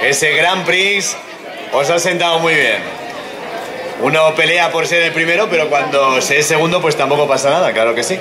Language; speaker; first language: Spanish; native; Spanish